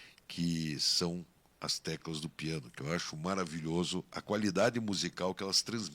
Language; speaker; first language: Portuguese; native; Portuguese